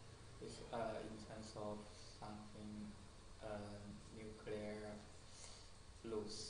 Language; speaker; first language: English; non-native, learner; Chinese